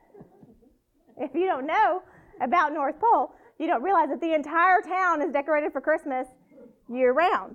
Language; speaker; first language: English; native; English